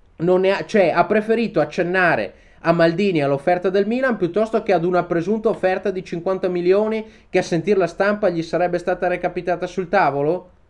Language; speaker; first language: Italian; native; Italian